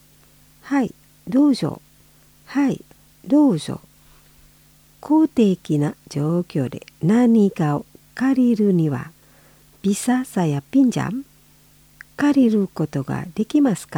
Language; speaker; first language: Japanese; non-native, fluent; Indonesian